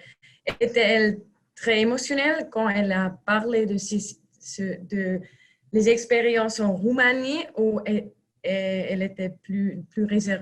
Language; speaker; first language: French; non-native, fluent; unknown